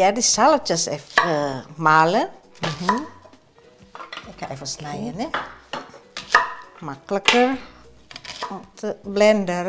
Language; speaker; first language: Dutch; non-native, learner; Indonesian